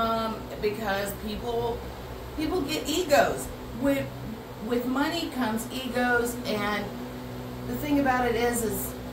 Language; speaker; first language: English; native; English